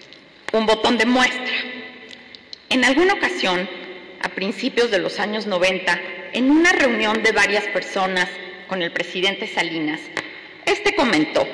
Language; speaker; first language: Spanish; native; Spanish